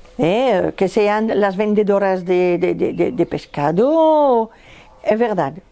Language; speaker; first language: Spanish; non-native, fluent; French